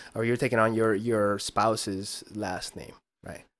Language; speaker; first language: English; early bilingual, other home language; Spanish